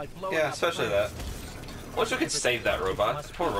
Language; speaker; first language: English; native; English